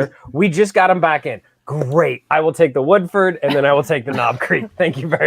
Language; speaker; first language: English; native; English